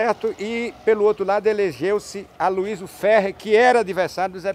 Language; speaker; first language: Portuguese; native; Portuguese